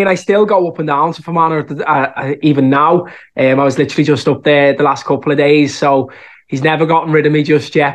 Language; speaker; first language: English; native; English